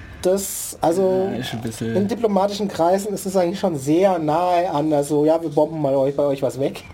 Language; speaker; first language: German; native; German